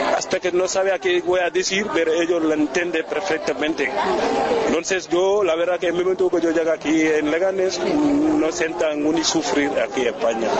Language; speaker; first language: Spanish; non-native, learner; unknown